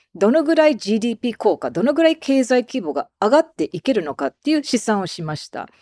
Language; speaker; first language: Japanese; non-native, fluent; English